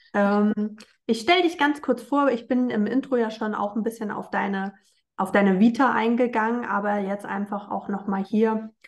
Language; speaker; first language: German; native; German